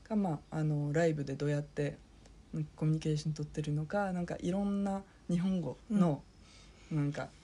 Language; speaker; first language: Japanese; non-native, fluent; French